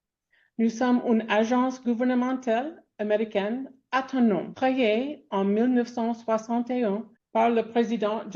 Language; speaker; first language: French; non-native, fluent; English